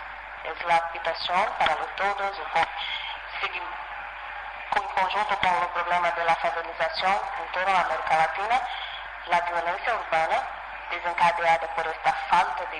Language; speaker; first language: Spanish; non-native, fluent; Portuguese